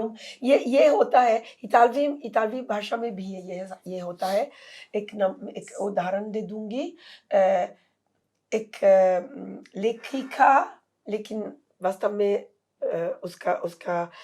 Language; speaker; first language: Hindi; non-native, fluent; Italian